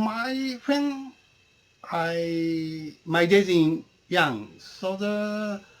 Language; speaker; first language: English; non-native, learner; Japanese